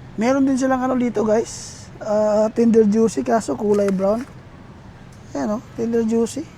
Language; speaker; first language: Filipino; non-native, local second language; Cebuano